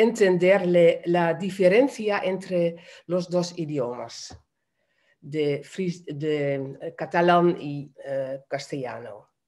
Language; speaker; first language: Spanish; non-native, fluent; Dutch